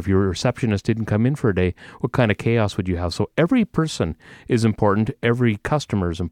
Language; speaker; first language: English; native; English